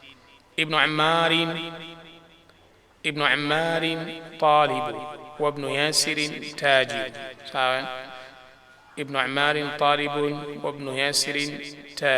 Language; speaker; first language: Arabic; non-native, fluent; Swahili